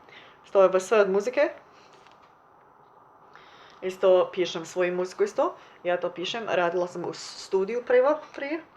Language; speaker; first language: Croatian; early bilingual, heritage; Croatian